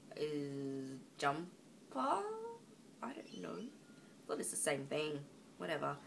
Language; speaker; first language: English; native; English